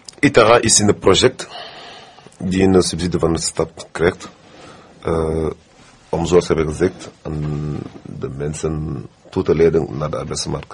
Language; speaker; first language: Dutch; non-native, fluent; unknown